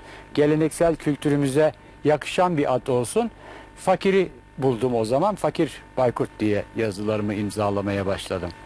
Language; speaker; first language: Turkish; native; Turkish